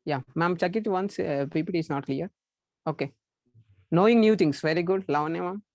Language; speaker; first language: English; non-native, local second language; Telugu